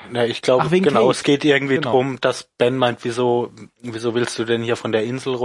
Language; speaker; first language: German; native; German